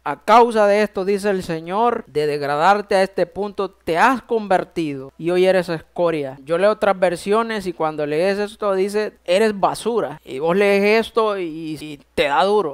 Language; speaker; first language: Spanish; native; Spanish